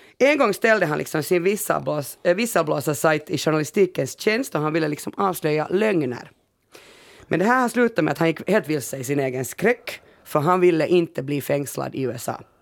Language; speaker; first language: Swedish; native; Swedish